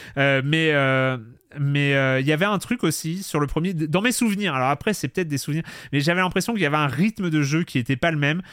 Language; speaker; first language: French; native; French